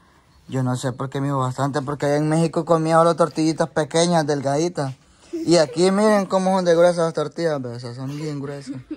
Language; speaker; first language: Spanish; native; Spanish